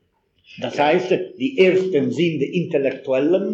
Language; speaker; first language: German; non-native, fluent; Italian